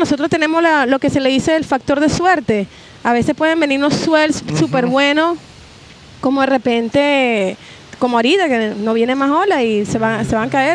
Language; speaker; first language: Spanish; native; Spanish